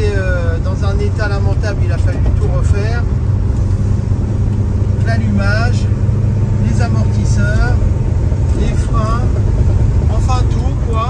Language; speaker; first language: French; native; French